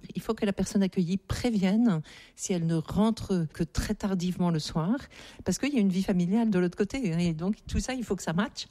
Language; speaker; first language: French; native; French